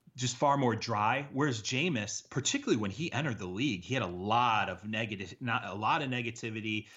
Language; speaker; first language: English; native; English